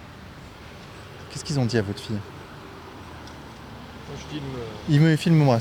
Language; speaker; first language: French; native; French